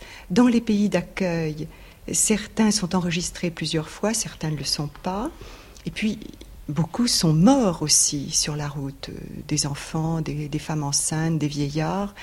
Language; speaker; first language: French; native; French